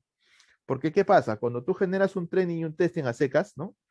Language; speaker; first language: Spanish; native; Spanish